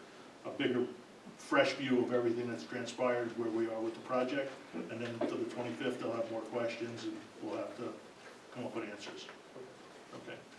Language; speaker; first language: English; native; English